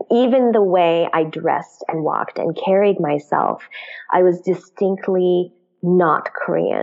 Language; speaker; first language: English; native; English